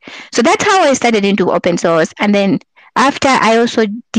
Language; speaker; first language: English; non-native, local second language; Ganda